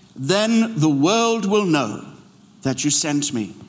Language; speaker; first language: English; native; English